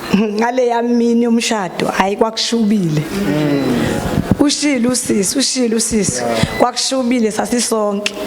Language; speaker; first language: Zulu; native; Zulu